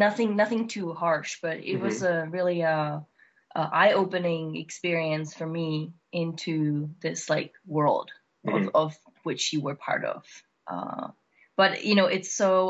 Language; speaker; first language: English; non-native, fluent; Czech